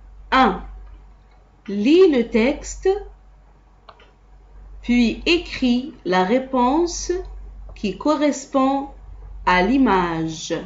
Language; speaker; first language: French; non-native, local second language; Arabic